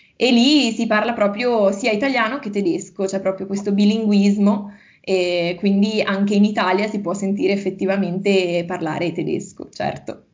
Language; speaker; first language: Italian; native; Italian